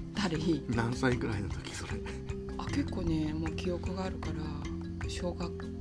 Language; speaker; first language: Japanese; non-native, fluent; Chinese